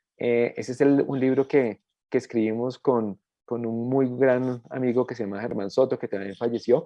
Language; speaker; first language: Spanish; native; Spanish